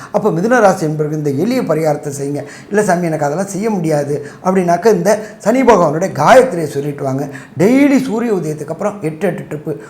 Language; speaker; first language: Tamil; native; Tamil